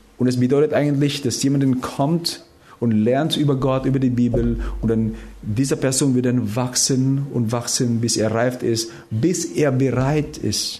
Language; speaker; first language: German; non-native, fluent; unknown